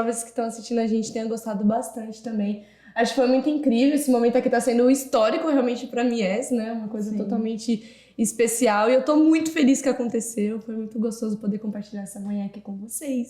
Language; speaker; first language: Portuguese; native; Portuguese